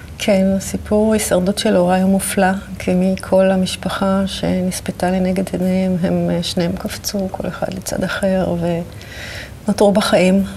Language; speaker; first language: Hebrew; native; Hebrew